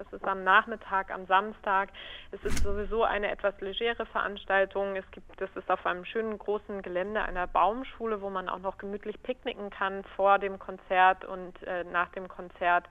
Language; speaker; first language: German; native; German